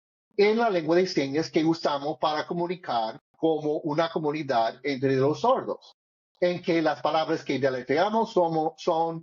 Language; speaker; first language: Spanish; non-native, learner; English